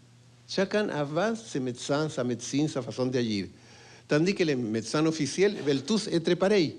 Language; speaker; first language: French; non-native, fluent; Spanish